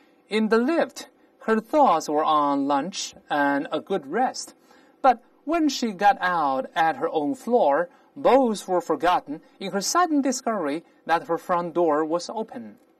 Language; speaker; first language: English; non-native, fluent; Chinese